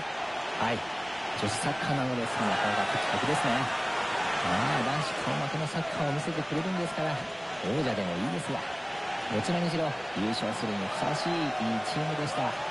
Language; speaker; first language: Japanese; native; Japanese